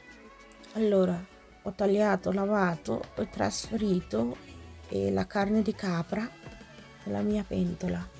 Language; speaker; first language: Italian; non-native, fluent; Akan